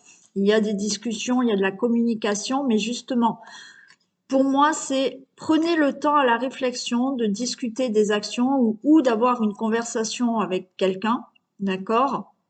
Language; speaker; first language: French; native; French